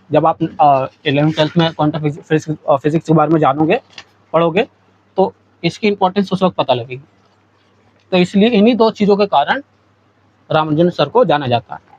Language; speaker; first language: Hindi; native; Hindi